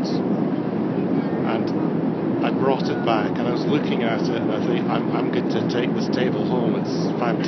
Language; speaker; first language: English; native; English